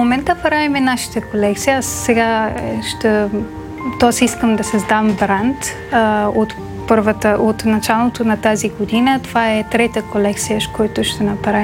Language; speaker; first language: Bulgarian; non-native, learner; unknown